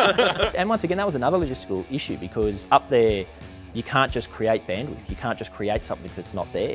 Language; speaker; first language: English; native; English